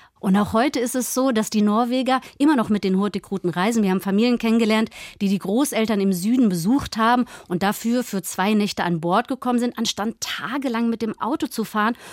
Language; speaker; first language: German; native; German